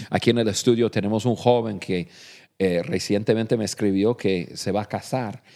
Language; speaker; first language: Spanish; non-native, fluent; English